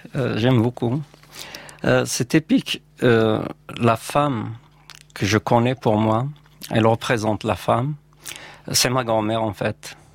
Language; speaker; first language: French; non-native, local second language; Kabyle